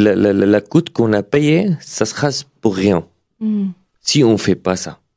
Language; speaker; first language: French; non-native, fluent; Arabic